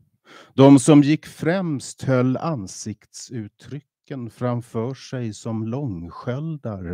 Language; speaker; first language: Swedish; native; Swedish